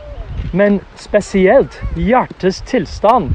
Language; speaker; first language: Norwegian; non-native, fluent; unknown